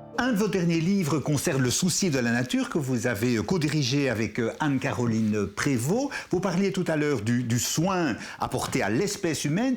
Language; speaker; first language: French; native; French